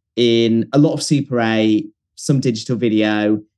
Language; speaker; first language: English; native; English